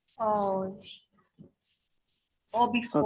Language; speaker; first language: English; non-native, learner; Indonesian